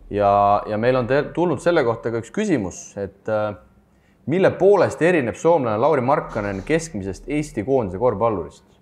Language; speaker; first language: Estonian; native; Estonian